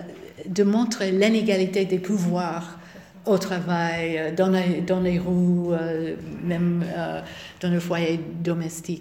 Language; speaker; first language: French; non-native, fluent; English